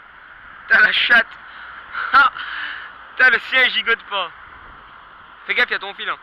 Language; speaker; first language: French; native; French